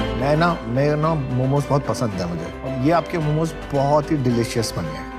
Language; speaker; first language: Hindi; native; Hindi